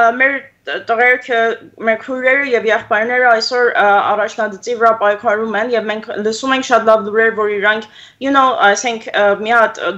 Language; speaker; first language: Armenian; early bilingual, heritage; Armenian